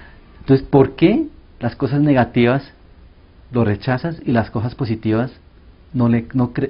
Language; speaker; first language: Spanish; early bilingual, other home language; Korean